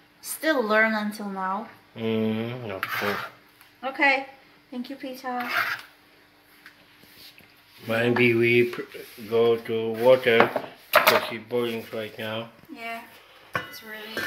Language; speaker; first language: English; non-native, learner; Indonesian